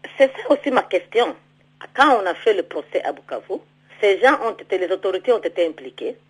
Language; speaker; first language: French; non-native, local second language; Swahili